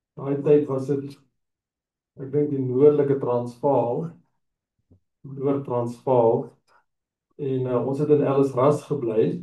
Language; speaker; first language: Afrikaans; non-native, local second language; English